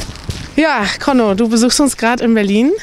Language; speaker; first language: German; native; German